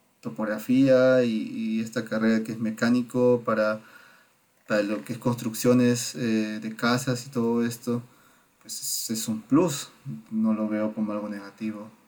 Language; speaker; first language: Spanish; native; Spanish